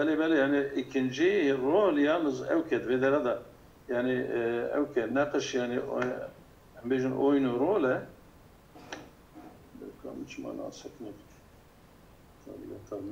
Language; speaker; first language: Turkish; non-native, local second language; Kurdish